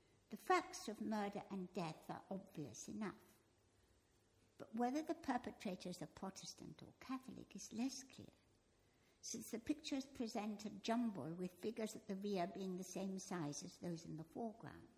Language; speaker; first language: English; native; English